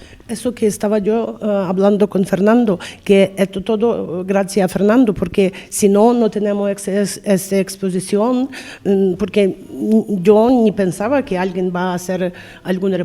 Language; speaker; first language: Spanish; non-native, learner; Ukrainian